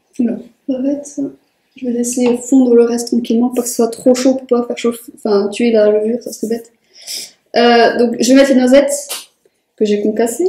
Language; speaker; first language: French; native; French